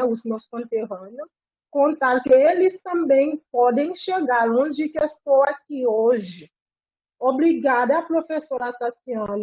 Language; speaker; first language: Portuguese; non-native, fluent; Haitian Creole